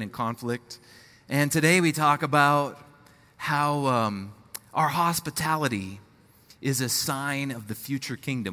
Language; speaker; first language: English; native; English